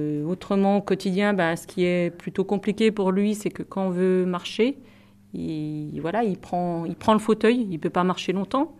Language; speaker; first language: French; native; French